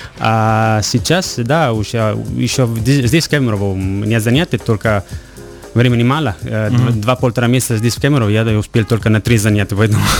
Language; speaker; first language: Russian; non-native, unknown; Italian